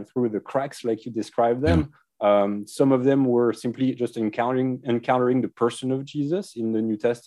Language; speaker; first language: English; non-native, fluent; French